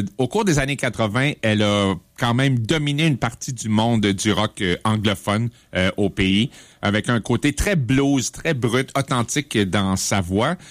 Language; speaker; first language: French; native; French